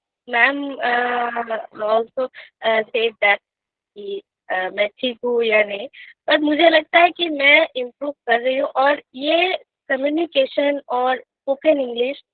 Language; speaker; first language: Hindi; non-native, local second language; Bangla